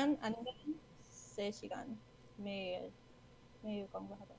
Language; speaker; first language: Korean; non-native, learner; English